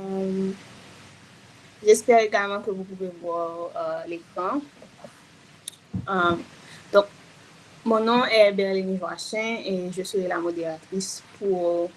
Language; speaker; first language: French; non-native, local second language; Haitian Creole